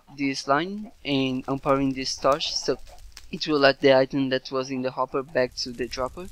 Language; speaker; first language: English; non-native, fluent; Portuguese